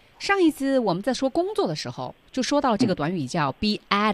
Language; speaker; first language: Chinese; native; Chinese